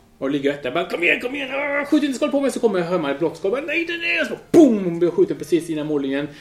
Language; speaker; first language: Swedish; early bilingual, other home language; Spanish